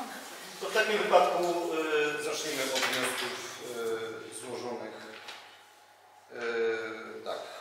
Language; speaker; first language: Polish; native; Polish